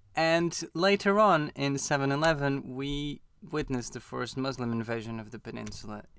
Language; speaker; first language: English; non-native, fluent; Portuguese